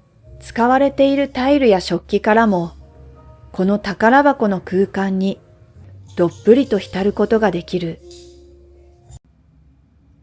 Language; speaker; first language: Japanese; native; Japanese